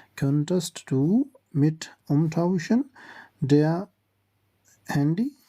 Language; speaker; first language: German; non-native, learner; Urdu